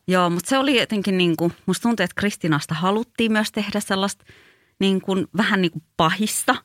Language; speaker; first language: Finnish; early bilingual, other home language; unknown